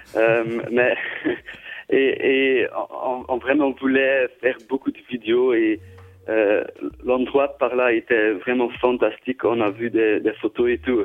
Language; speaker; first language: French; non-native, local second language; Dutch